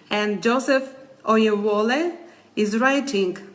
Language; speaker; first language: English; non-native, learner; Ukrainian